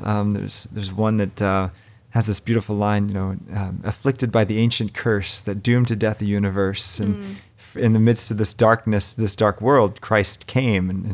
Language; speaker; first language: English; native; English